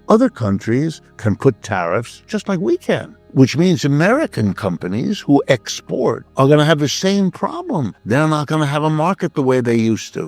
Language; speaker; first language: English; native; English